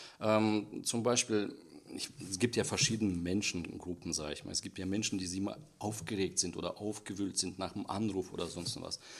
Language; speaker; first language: German; non-native, fluent; Russian